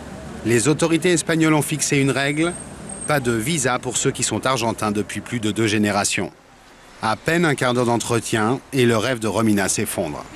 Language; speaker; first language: French; native; French